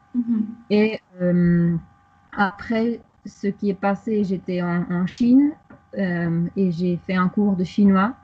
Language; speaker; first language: French; non-native, fluent; German